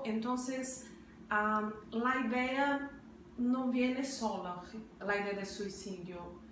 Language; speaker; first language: Spanish; non-native, fluent; Portuguese